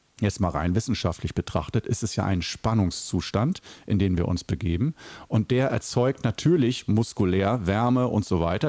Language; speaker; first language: German; native; German